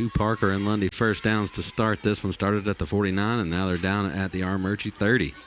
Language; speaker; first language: English; native; English